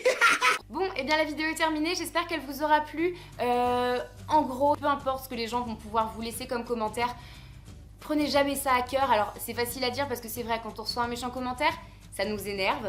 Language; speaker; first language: French; native; French